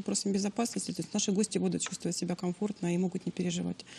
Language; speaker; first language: Russian; native; Russian